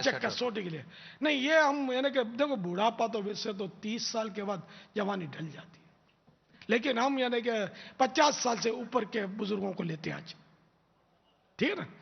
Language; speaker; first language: Urdu; native; Urdu